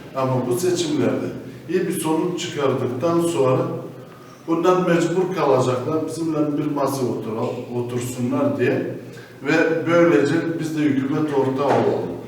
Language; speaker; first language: Turkish; native; Turkish